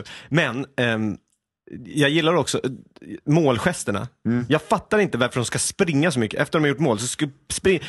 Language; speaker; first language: Swedish; native; Swedish